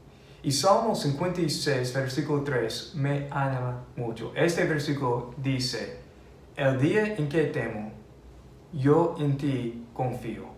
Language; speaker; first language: Spanish; non-native, fluent; English